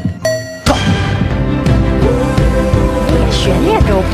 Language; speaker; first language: Chinese; native; Chinese